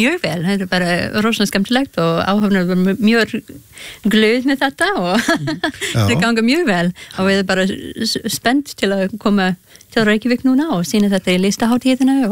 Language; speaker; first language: Icelandic; non-native, learner; English